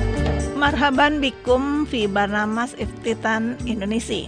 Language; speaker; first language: Arabic; non-native, fluent; Indonesian